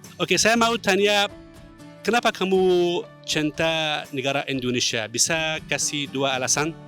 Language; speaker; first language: Indonesian; non-native, fluent; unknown